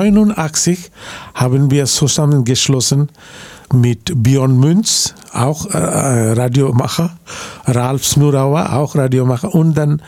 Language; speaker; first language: German; non-native, fluent; Bangla